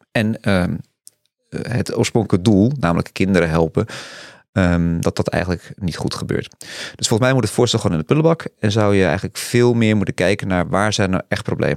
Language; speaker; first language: Dutch; native; Dutch